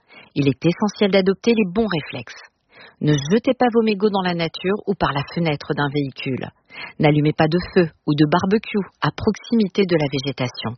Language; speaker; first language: French; native; French